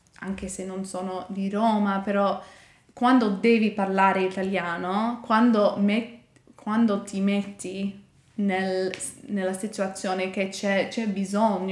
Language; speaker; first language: Italian; non-native, learner; English